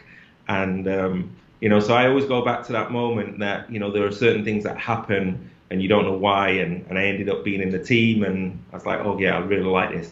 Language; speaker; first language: English; native; English